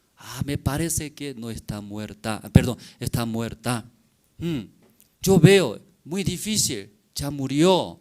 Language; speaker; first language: Spanish; non-native, learner; Korean